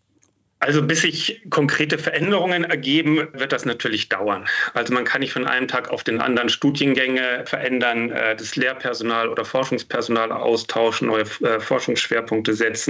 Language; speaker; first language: German; native; German